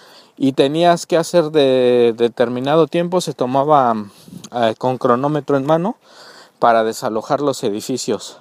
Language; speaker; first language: Spanish; native; Spanish